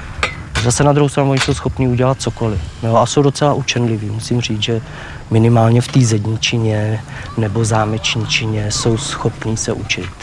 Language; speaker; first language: Czech; native; Czech